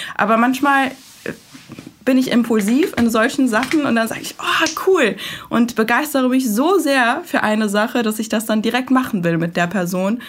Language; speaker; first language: German; early bilingual, other home language; Persian